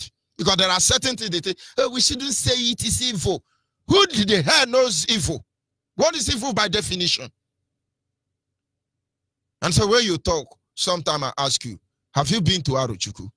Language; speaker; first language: English; non-native, local second language; Igbo